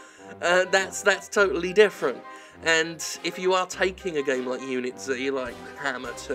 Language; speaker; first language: English; native; English